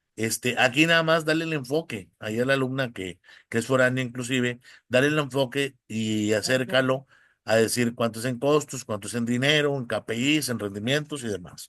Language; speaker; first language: Spanish; native; Spanish